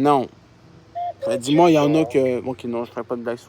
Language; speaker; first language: French; native; French